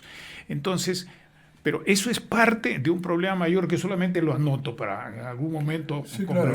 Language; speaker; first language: Spanish; native; Spanish